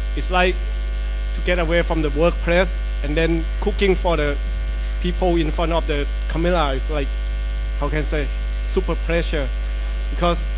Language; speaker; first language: English; non-native, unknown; Thai